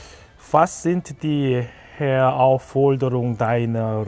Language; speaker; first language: German; non-native, learner; Korean